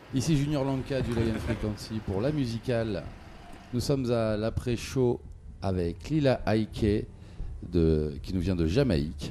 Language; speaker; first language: French; native; French